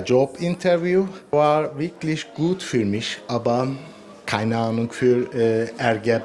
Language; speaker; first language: German; non-native, learner; Turkish